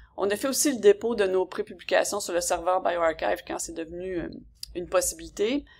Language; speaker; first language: French; native; French